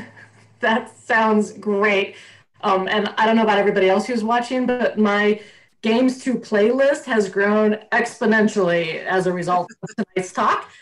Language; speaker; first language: English; native; English